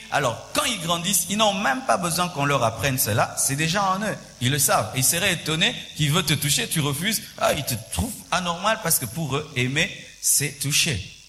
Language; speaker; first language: French; non-native, local second language; Swahili